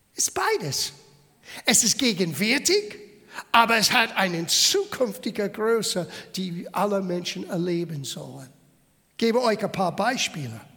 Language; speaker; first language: German; non-native, fluent; English